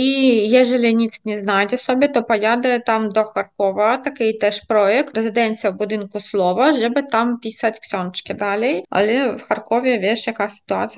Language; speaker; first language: Polish; non-native, fluent; Ukrainian